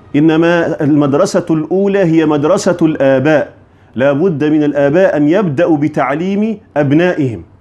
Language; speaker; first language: Arabic; native; Arabic